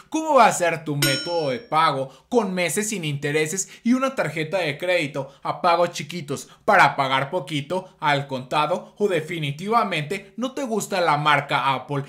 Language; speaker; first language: Spanish; native; Spanish